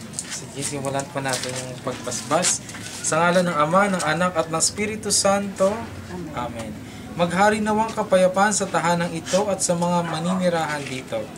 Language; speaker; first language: Filipino; non-native, local second language; Hiligaynon